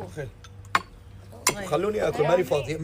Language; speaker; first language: Arabic; native; Arabic